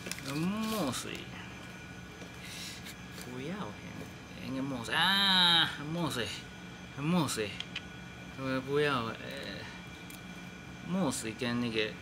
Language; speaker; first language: Chinese; non-native, learner; Japanese